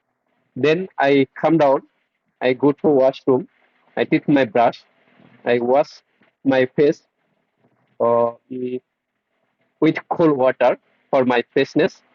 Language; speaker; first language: English; non-native, learner; Bangla